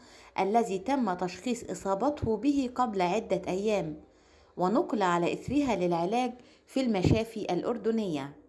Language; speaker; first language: Arabic; native; Arabic